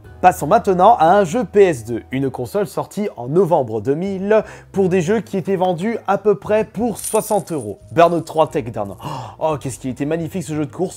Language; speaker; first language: French; native; French